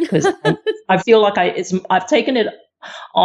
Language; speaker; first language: English; non-native, local second language; Cantonese